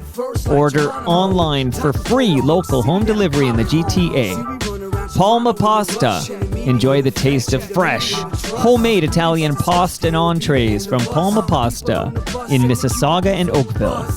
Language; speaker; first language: English; native; English